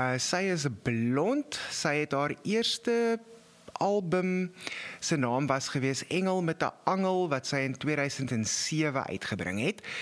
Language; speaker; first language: Afrikaans; native; Afrikaans